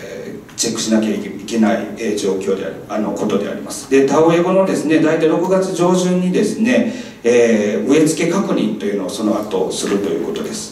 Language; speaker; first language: Japanese; native; Japanese